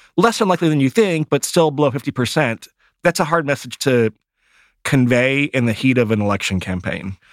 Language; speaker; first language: English; native; English